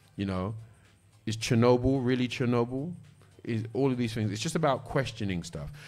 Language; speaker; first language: English; native; English